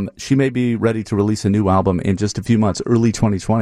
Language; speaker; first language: English; native; English